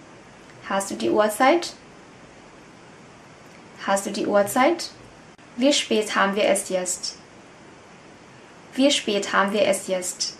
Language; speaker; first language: German; non-native, fluent; Vietnamese